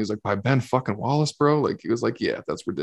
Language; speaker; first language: English; native; English